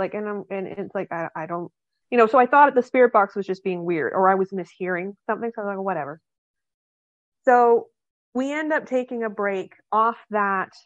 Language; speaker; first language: English; native; English